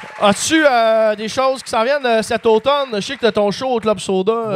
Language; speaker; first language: French; native; French